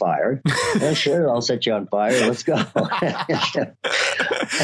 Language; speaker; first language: English; native; English